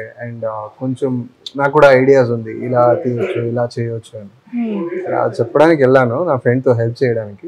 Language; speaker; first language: Telugu; non-native, fluent; Tamil